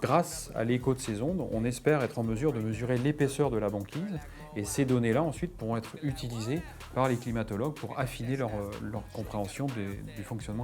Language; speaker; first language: French; native; French